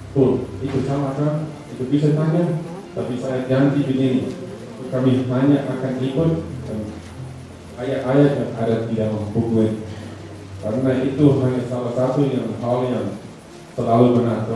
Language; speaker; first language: Indonesian; non-native, learner; English